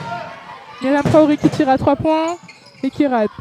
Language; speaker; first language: French; native; French